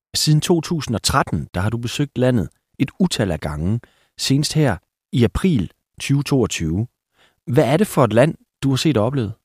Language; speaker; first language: Danish; native; Danish